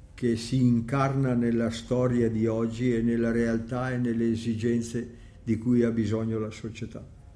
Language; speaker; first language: Italian; native; Italian